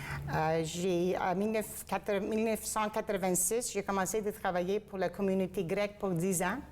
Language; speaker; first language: French; non-native, fluent; Greek